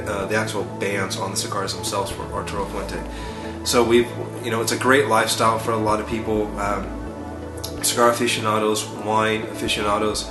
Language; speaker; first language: English; native; English